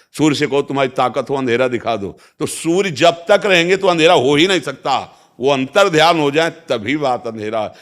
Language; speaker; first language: Hindi; native; Hindi